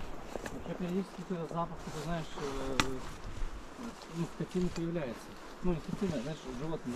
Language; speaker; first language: Russian; native; Russian